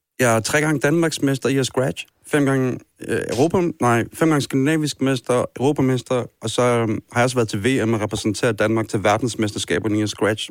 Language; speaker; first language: Danish; early bilingual, other home language; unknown